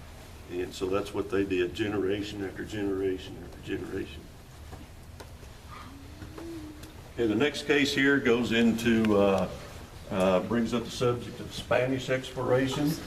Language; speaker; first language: English; native; English